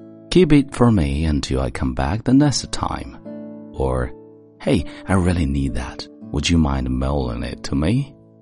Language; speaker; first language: English; non-native, fluent; Chinese